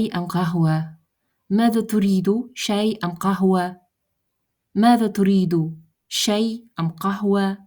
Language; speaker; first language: Arabic; non-native, fluent; Russian